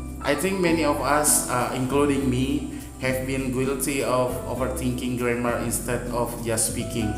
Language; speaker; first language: English; non-native, fluent; Indonesian